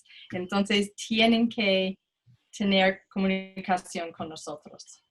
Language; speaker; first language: Spanish; non-native, fluent; English